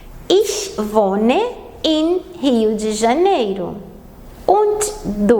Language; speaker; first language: German; non-native, fluent; Portuguese